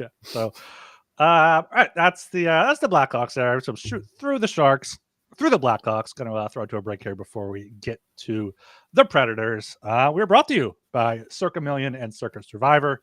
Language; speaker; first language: English; native; English